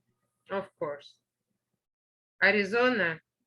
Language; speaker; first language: English; non-native, learner; Russian